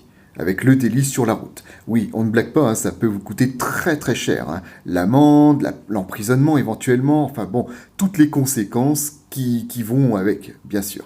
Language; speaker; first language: French; native; French